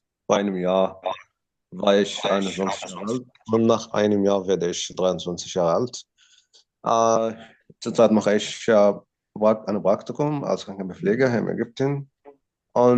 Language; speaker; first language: German; non-native, learner; Arabic